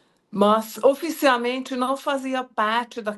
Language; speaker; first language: Portuguese; non-native, fluent; Hungarian